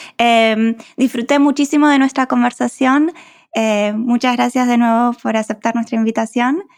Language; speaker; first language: Spanish; native; Spanish